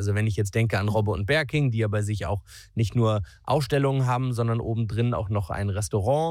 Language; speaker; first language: German; native; German